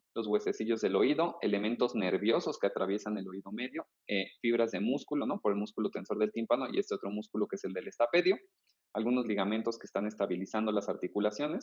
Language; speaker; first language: Spanish; native; Spanish